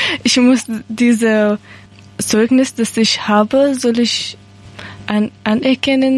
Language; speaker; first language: German; non-native, learner; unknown